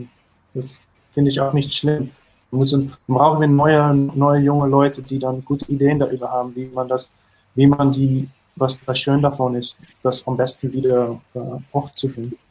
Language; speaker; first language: German; non-native, fluent; Dutch